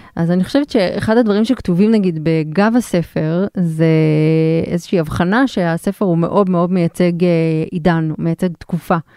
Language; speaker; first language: Hebrew; native; Hebrew